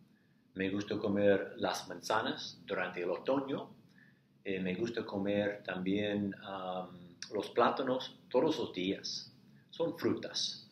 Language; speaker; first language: Spanish; non-native, fluent; English